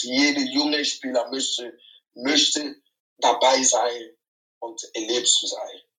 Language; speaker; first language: German; non-native, fluent; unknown